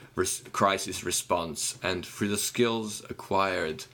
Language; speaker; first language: English; non-native, fluent; Ukrainian